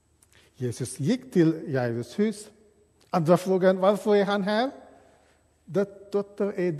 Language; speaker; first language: Swedish; non-native, fluent; English